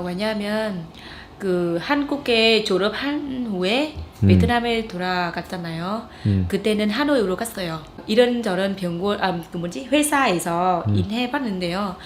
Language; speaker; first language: Korean; non-native, fluent; Vietnamese